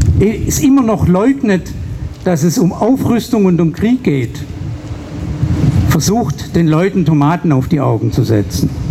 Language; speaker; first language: German; native; German